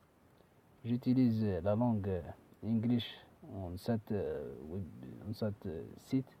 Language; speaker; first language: French; non-native, learner; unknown